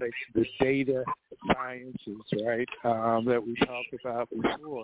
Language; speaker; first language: English; early bilingual, other home language; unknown